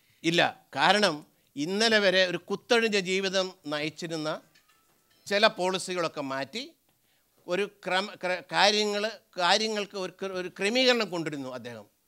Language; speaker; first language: Malayalam; native; Malayalam